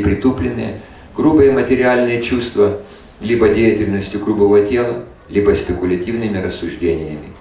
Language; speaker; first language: Russian; native; Russian